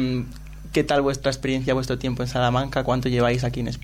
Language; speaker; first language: Spanish; native; Spanish